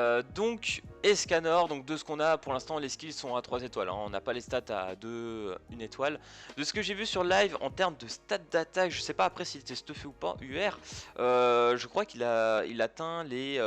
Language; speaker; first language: French; native; French